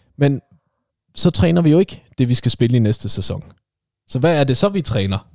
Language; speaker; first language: Danish; native; Danish